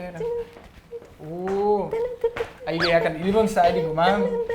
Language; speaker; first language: Korean; non-native, learner; German